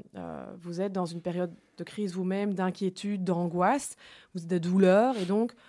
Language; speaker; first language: French; native; French